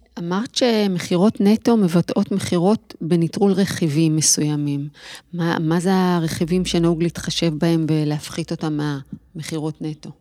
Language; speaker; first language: Hebrew; native; Hebrew